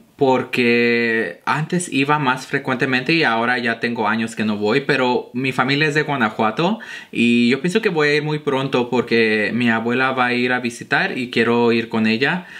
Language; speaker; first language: Spanish; early bilingual, heritage; Spanish